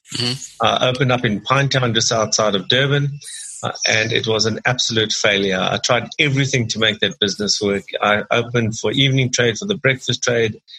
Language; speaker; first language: English; native; English